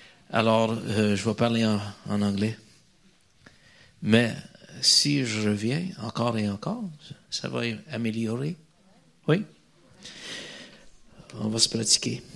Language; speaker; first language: French; non-native, learner; English